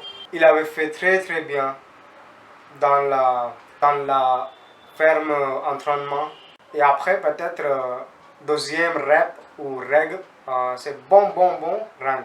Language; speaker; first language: French; non-native, learner; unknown